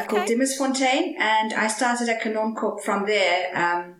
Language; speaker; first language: English; native; English